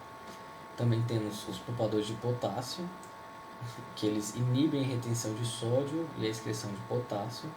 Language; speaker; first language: Portuguese; native; Portuguese